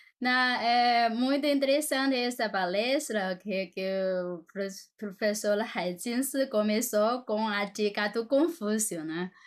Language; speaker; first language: Portuguese; non-native, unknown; Chinese